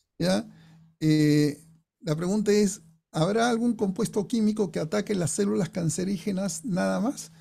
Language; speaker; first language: Spanish; non-native, fluent; English